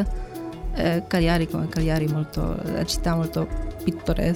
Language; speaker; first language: Italian; non-native, learner; Polish